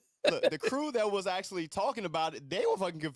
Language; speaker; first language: English; native; English